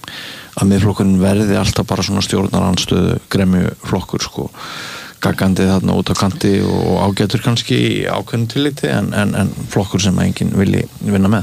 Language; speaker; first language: Icelandic; native; Icelandic